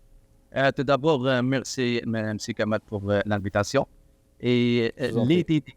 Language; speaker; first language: French; non-native, learner; Arabic